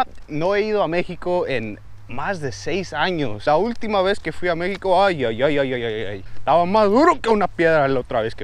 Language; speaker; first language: Spanish; early bilingual, heritage; Spanish